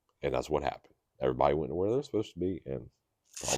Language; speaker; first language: English; native; English